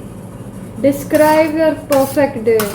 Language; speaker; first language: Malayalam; early bilingual, heritage; Malayalam